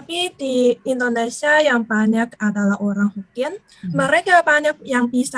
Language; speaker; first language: Indonesian; non-native, learner; Chinese